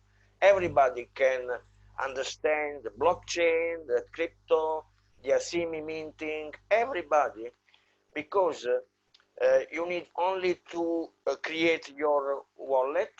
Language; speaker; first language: English; non-native, fluent; Italian